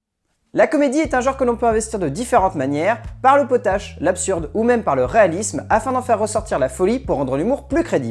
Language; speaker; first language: French; native; French